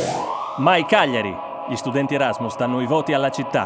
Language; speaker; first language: Italian; native; Italian